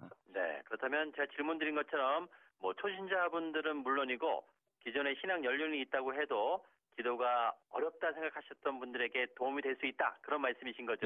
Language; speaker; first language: Korean; native; Korean